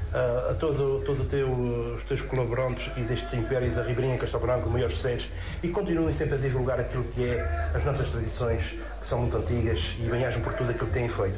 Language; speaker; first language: Portuguese; native; Portuguese